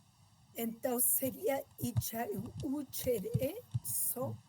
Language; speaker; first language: Portuguese; non-native, fluent; Spanish